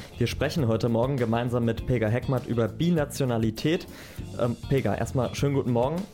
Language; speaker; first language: German; native; German